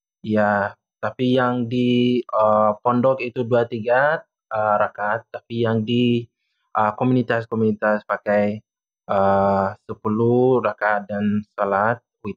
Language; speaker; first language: Indonesian; non-native, learner; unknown